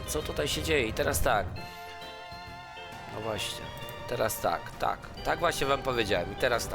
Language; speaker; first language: Polish; native; Polish